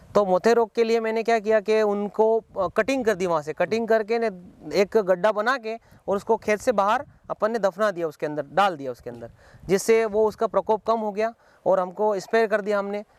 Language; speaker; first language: Hindi; native; Hindi